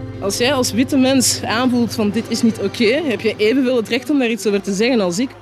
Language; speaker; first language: Dutch; early bilingual, other home language; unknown